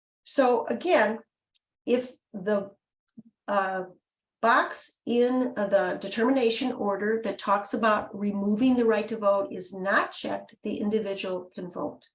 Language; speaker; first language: English; native; English